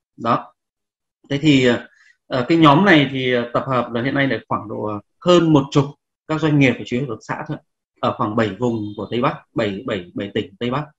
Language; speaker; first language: Vietnamese; native; Vietnamese